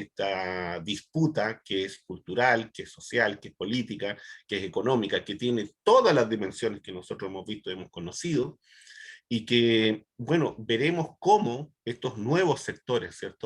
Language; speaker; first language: Spanish; native; Spanish